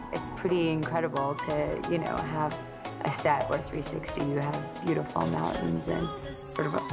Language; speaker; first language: English; native; English